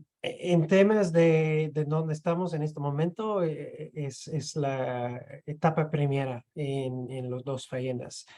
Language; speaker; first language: Spanish; non-native, fluent; English